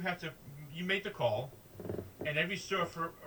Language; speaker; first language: English; native; English